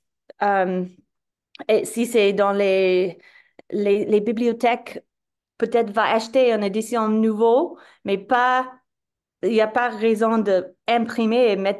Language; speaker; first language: French; non-native, fluent; English